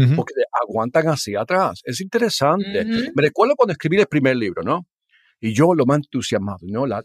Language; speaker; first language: Spanish; early bilingual, heritage; Spanish